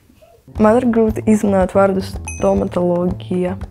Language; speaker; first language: Latvian; non-native, learner; Ukrainian